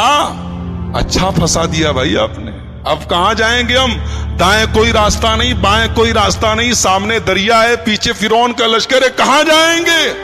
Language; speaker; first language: Urdu; native; Urdu